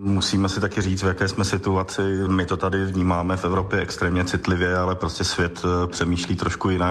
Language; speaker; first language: Czech; native; Czech